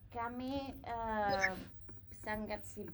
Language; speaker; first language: Indonesian; non-native, learner; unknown